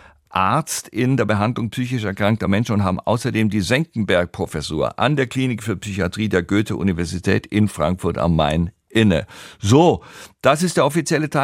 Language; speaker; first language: German; native; German